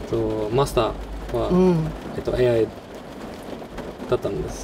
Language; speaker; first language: Japanese; non-native, fluent; Norwegian